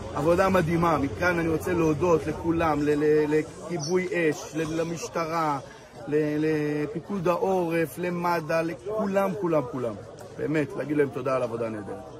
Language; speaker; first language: Hebrew; native; Hebrew